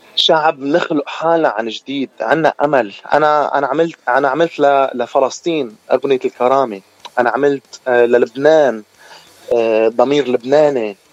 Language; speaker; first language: Arabic; native; Arabic